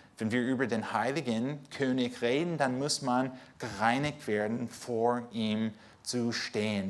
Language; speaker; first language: German; non-native, fluent; English